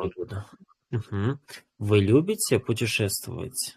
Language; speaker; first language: Russian; non-native, local second language; Uzbek